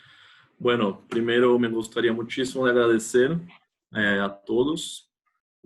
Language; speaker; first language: Spanish; non-native, fluent; Portuguese